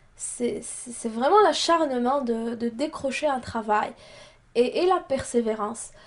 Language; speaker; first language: French; non-native, local second language; Arabic